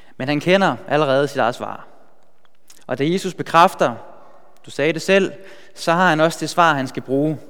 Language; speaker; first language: Danish; native; Danish